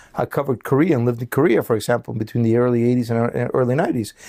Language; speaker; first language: English; early bilingual, other home language; Spanish